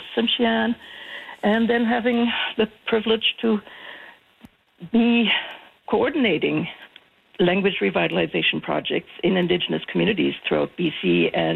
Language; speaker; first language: English; non-native, fluent; German